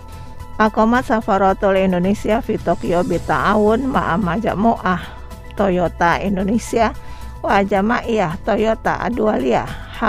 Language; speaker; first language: Arabic; non-native, fluent; Indonesian